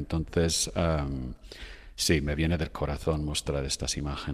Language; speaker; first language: Spanish; non-native, fluent; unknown